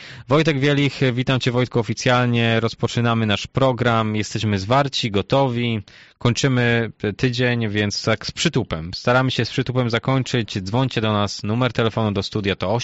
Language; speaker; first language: Polish; native; Polish